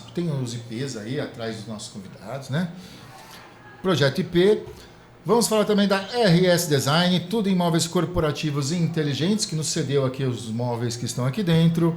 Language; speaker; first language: Portuguese; native; Portuguese